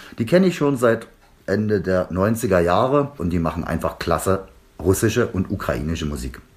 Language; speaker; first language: German; native; German